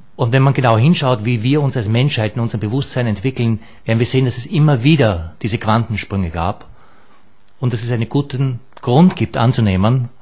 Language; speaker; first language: German; native; German